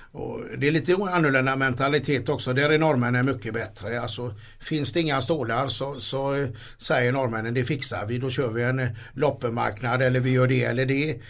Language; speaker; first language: Swedish; native; Swedish